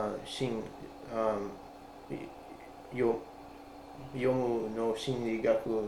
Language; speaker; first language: Japanese; non-native, learner; English